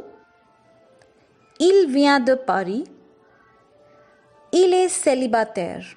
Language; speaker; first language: French; non-native, fluent; Hindi